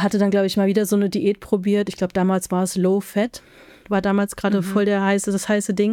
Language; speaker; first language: German; native; German